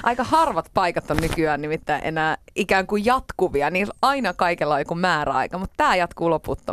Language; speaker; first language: Finnish; native; Finnish